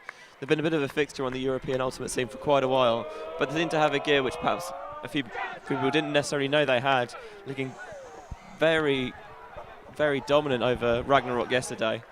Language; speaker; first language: English; native; English